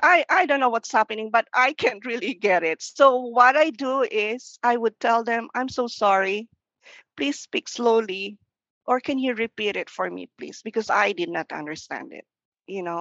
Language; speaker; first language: English; non-native, local second language; Filipino